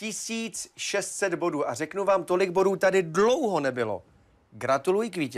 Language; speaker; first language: Czech; native; Czech